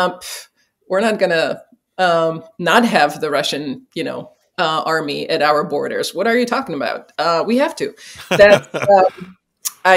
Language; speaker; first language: English; non-native, fluent; Czech